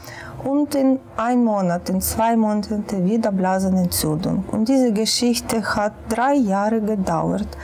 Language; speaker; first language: German; non-native, fluent; Russian